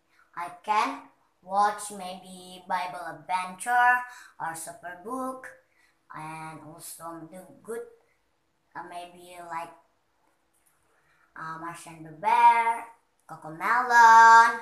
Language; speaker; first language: English; non-native, learner; Indonesian